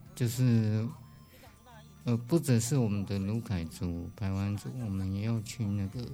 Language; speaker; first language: Chinese; native; Chinese